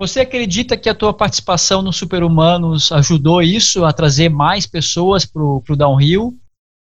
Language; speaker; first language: Portuguese; native; Portuguese